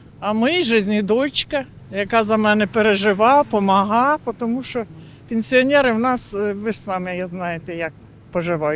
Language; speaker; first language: Ukrainian; non-native, local second language; Russian